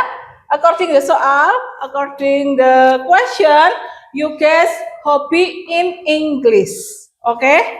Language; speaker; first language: English; non-native, learner; Indonesian